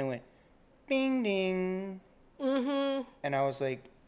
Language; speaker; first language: English; native; English